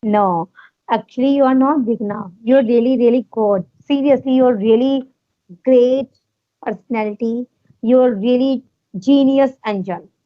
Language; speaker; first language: English; non-native, learner; Hindi